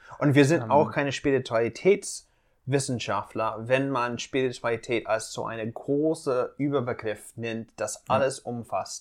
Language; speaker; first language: German; non-native, fluent; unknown